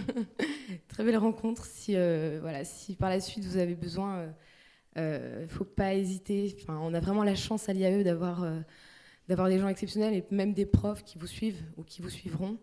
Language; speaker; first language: French; native; French